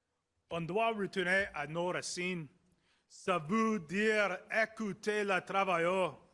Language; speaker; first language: French; non-native, learner; English